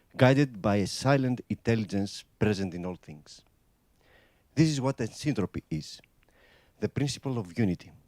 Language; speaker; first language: English; non-native, fluent; Greek